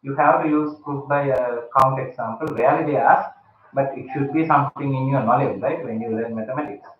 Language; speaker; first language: English; non-native, local second language; Sinhala